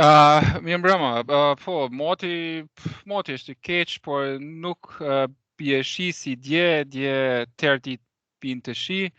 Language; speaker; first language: Albanian; non-native, learner; German